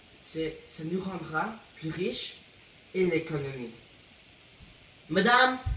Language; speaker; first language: French; non-native, local second language; English